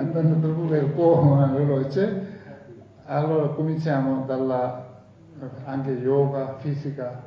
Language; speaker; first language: Italian; non-native, fluent; Tibetan